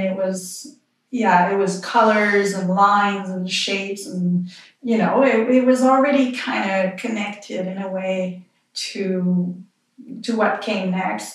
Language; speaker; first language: English; non-native, fluent; French